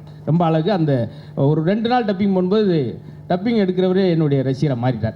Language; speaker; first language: Tamil; native; Tamil